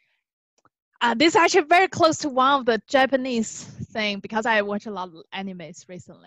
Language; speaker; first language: English; non-native, fluent; Chinese